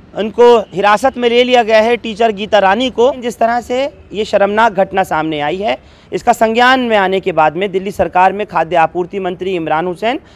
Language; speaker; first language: Hindi; native; Hindi